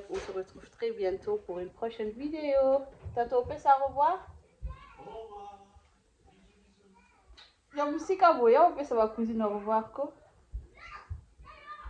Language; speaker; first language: French; non-native, local second language; Lingala